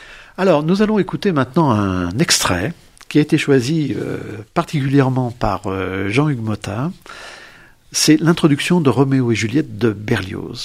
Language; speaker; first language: French; native; French